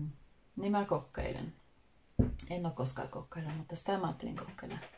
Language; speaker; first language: Finnish; early bilingual, heritage; Finnish